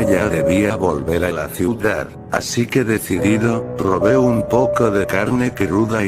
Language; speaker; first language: Spanish; native; Spanish